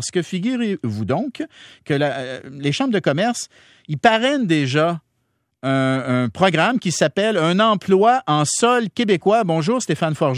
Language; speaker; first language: French; native; French